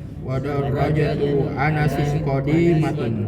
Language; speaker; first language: Arabic; non-native, learner; Indonesian